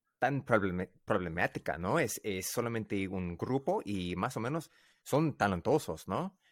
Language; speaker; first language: Spanish; non-native, learner; English